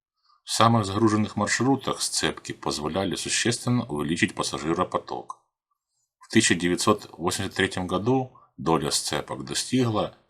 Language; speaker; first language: Russian; native; Russian